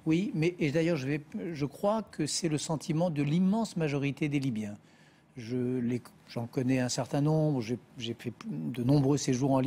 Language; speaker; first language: French; native; French